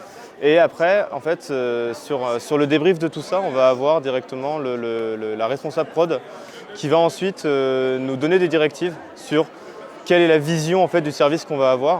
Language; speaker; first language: French; native; French